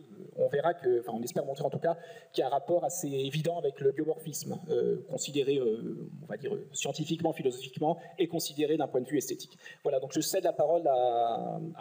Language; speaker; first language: French; native; French